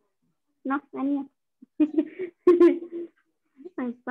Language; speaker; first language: Korean; non-native, learner; Spanish